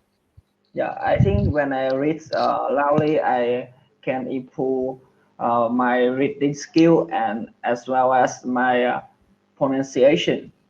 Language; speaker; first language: English; non-native, learner; Vietnamese